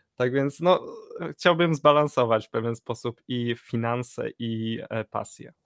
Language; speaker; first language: Polish; native; Polish